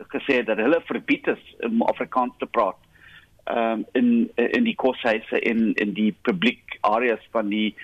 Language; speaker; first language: Afrikaans; non-native, local second language; English